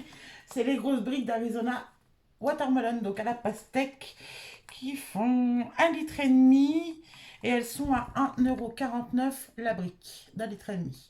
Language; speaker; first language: French; native; French